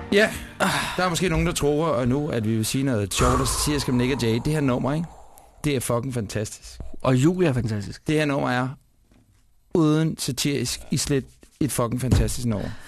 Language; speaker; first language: Danish; native; Danish